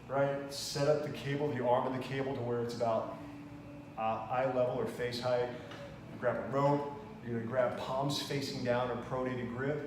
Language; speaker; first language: English; native; English